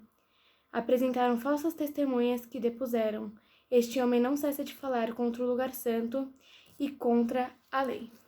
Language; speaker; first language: Portuguese; native; Portuguese